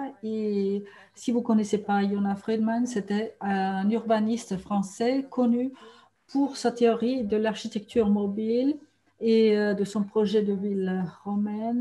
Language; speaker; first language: French; non-native, fluent; German